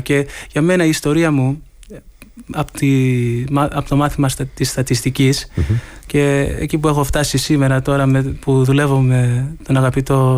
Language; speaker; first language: Greek; early bilingual, heritage; Greek